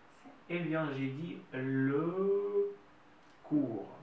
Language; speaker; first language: French; non-native, fluent; Russian